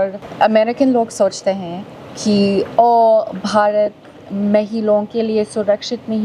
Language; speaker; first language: Hindi; non-native, learner; English